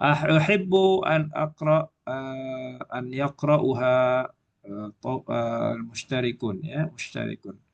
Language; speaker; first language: Arabic; non-native, fluent; Malay